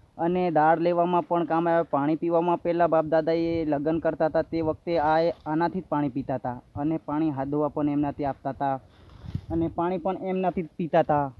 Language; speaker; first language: Gujarati; non-native, local second language; Rathawi